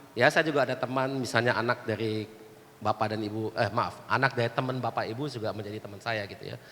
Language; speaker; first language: Indonesian; early bilingual, heritage; Indonesian